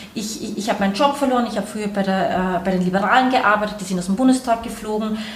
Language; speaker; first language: German; native; German